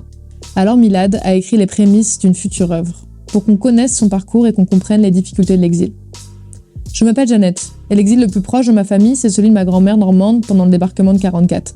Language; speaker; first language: French; native; French